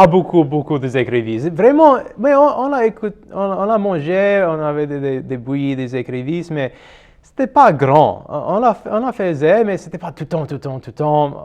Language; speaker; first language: French; non-native, local second language; English